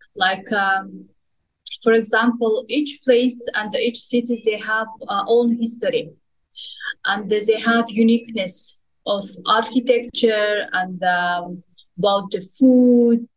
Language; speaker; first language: English; non-native, fluent; Russian